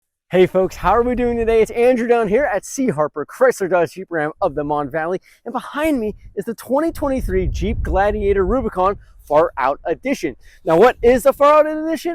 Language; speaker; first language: English; native; English